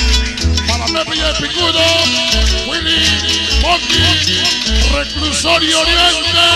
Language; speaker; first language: Spanish; native; Spanish